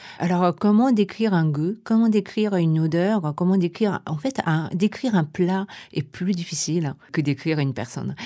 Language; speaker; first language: French; non-native, fluent; Japanese